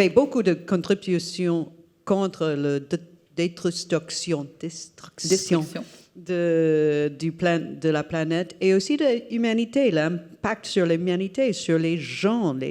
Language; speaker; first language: French; non-native, fluent; English